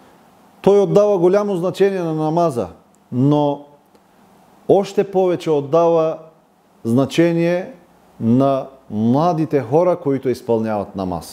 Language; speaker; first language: Bulgarian; non-native, local second language; Turkish